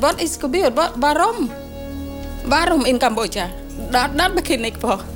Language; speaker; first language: Dutch; non-native, learner; Khmer